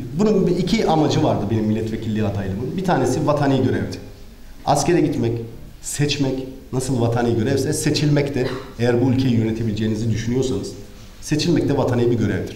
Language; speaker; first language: Turkish; native; Turkish